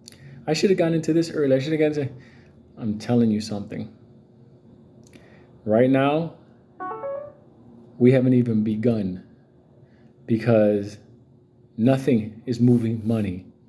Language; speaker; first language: English; native; English